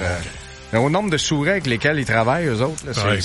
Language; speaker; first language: French; native; French